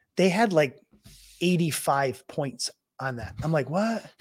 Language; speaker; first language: English; native; English